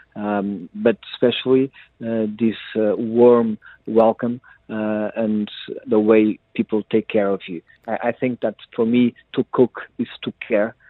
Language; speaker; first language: English; non-native, fluent; Portuguese